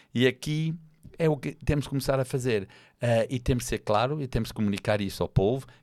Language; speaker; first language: Portuguese; non-native, fluent; English